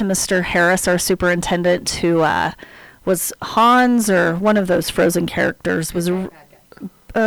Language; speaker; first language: English; native; English